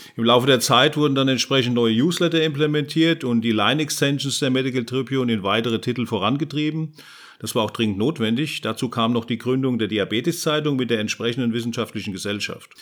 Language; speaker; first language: German; native; German